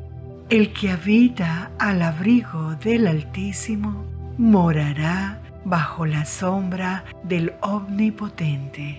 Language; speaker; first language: Spanish; native; Spanish